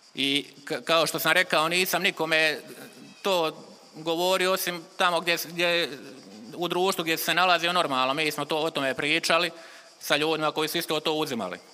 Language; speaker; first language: Croatian; native; Croatian